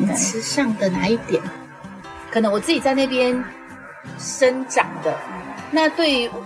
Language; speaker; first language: Chinese; native; Chinese